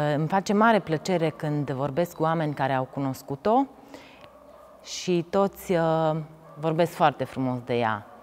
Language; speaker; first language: Romanian; native; Romanian